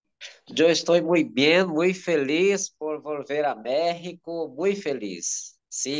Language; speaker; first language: Spanish; non-native, learner; Portuguese